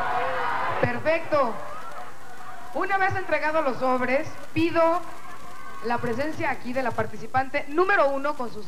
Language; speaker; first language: Spanish; native; Spanish